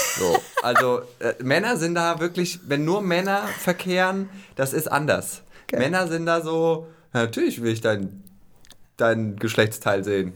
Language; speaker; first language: German; native; German